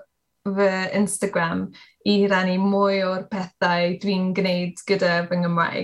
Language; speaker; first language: Welsh; non-native, learner; English